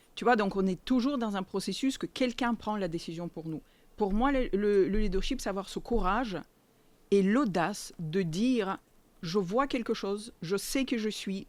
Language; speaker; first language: French; non-native, fluent; Russian